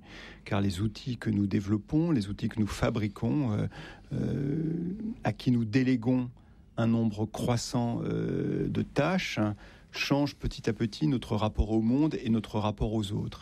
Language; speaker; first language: French; native; French